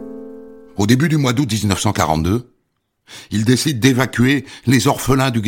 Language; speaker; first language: French; native; French